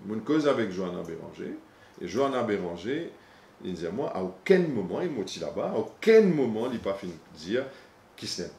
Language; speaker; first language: French; non-native, local second language; Morisyen